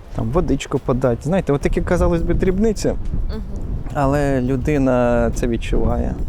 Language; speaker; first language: Ukrainian; native; Ukrainian